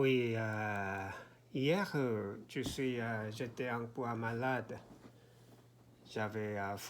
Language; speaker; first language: French; non-native, learner; Korean